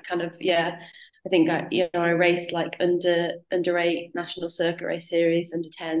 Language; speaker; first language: English; native; English